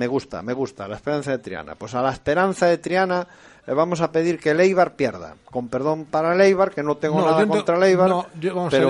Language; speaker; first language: Spanish; native; Spanish